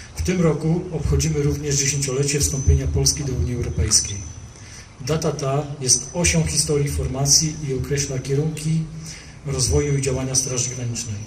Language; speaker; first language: Polish; native; Polish